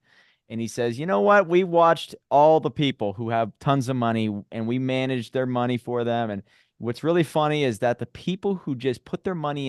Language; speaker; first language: English; native; English